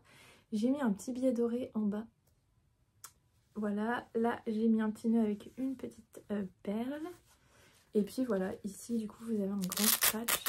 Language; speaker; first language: French; native; French